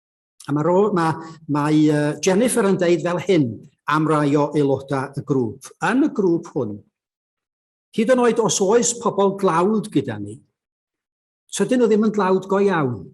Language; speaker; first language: Welsh; native; Welsh